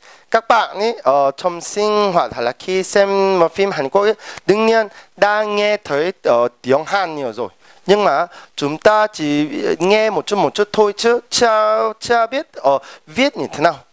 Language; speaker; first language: Vietnamese; non-native, fluent; Korean